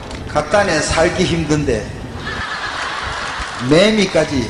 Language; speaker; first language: Korean; native; Korean